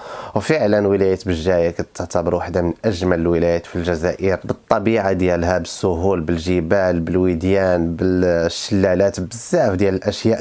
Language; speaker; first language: Arabic; native; Arabic